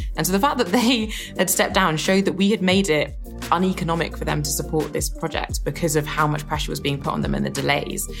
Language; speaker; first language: English; native; English